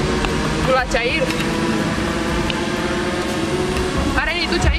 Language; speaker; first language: Indonesian; non-native, learner; Romanian